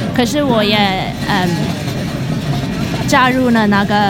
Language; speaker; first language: Chinese; non-native, local second language; Cantonese